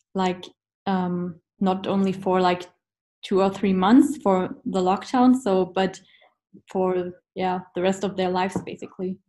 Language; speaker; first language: English; non-native, fluent; German